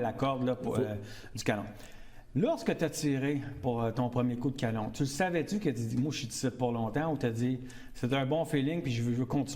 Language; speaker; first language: French; native; French